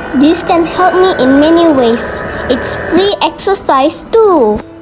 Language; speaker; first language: English; non-native, local second language; Malay